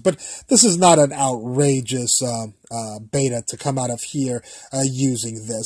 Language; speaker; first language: English; native; English